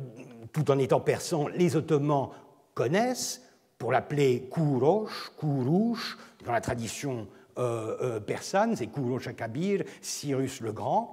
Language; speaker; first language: French; non-native, fluent; Turkish